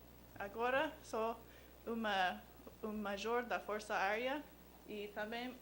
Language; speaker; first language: Portuguese; non-native, learner; English